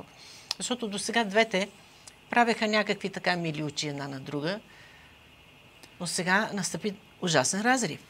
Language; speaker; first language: Bulgarian; native; Bulgarian